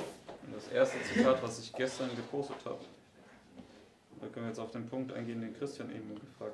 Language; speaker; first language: German; native; German